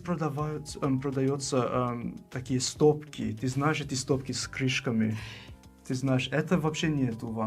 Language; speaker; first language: Russian; non-native, fluent; English